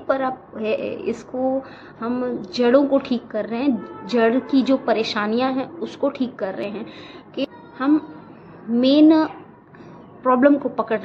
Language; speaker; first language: Hindi; native; Hindi